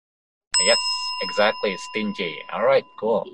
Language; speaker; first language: English; non-native, local second language; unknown